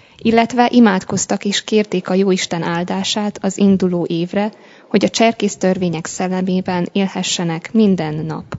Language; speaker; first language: Hungarian; native; Hungarian